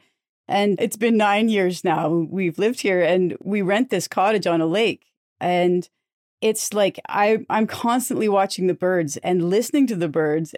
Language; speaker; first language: English; native; English